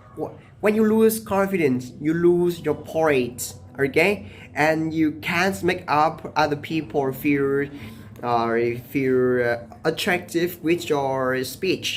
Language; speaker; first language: English; non-native, learner; Vietnamese